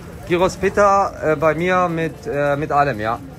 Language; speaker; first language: German; native; German